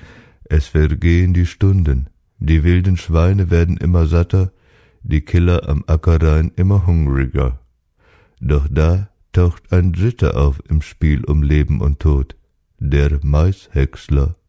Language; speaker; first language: German; native; German